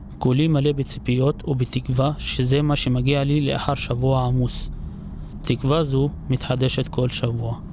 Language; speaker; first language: Hebrew; non-native, local second language; Arabic